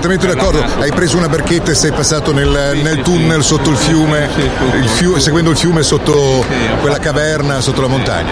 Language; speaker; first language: Italian; native; Italian